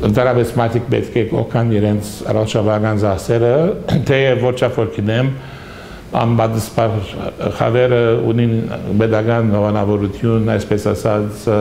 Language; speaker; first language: Armenian; early bilingual, heritage; Armenian